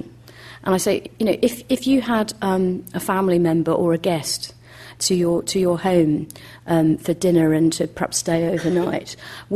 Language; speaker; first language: English; native; English